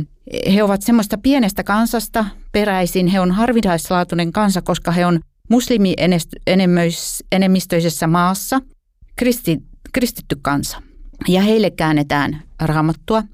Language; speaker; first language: Finnish; native; Finnish